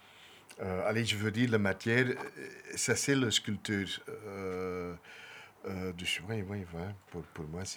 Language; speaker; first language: French; non-native, local second language; Dutch